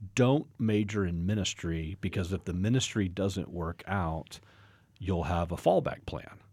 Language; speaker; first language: English; native; English